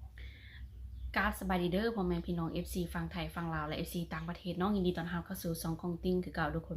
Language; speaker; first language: Thai; non-native, local second language; Northeastern Thai